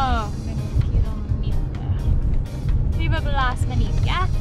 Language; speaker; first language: Indonesian; non-native, learner; English